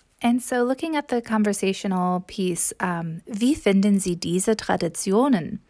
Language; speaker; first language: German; non-native, fluent; English